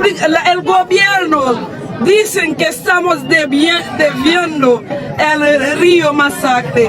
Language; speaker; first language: Spanish; non-native, fluent; Haitian Creole